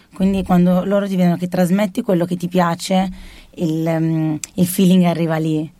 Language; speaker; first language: Italian; early bilingual, other home language; Arabic